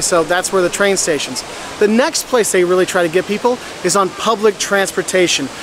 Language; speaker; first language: English; native; English